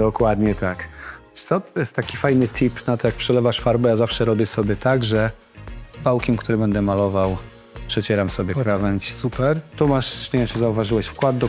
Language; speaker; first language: Polish; native; Polish